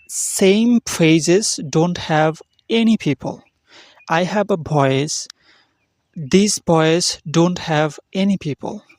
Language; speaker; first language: English; non-native, learner; Bangla